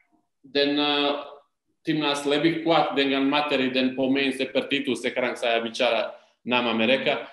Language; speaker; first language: Indonesian; non-native, learner; Serbian